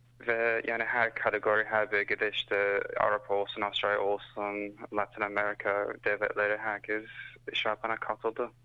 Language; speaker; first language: Turkish; early bilingual, heritage; Turkish